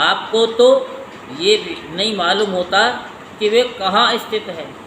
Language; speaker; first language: Hindi; native; Hindi